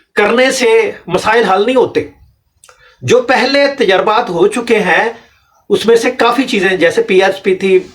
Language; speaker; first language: Urdu; non-native, local second language; Punjabi